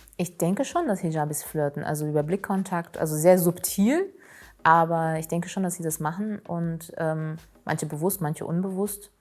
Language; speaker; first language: German; early bilingual, other home language; Turkish